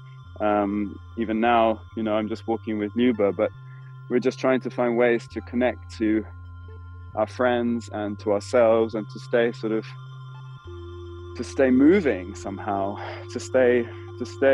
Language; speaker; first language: English; native; English